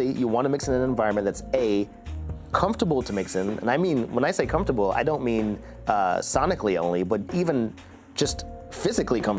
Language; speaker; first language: English; native; English